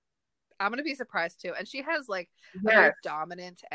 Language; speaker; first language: English; native; English